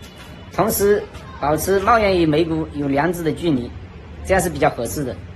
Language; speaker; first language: Chinese; native; Chinese